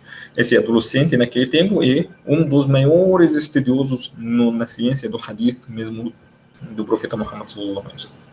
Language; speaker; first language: Portuguese; non-native, learner; Arabic